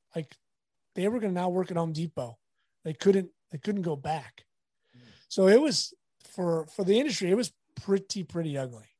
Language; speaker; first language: English; native; English